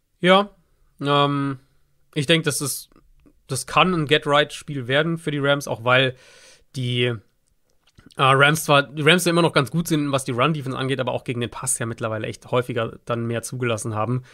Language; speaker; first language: German; native; German